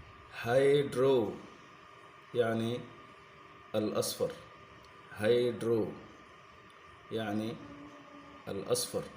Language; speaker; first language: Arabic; non-native, fluent; Sindhi